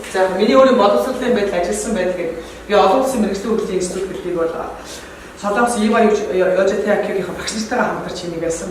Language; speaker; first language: Mongolian; native; Mongolian